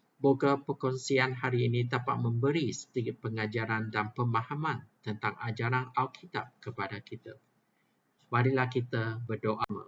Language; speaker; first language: Malay; non-native, local second language; Chinese